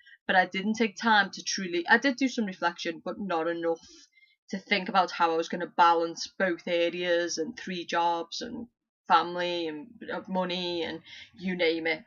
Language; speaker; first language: English; native; English